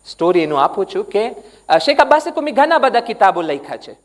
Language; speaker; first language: Gujarati; non-native, learner; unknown